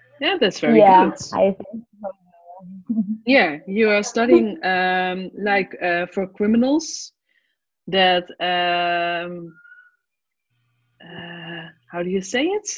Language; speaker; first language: English; non-native, fluent; Dutch